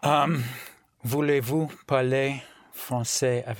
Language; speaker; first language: French; non-native, learner; English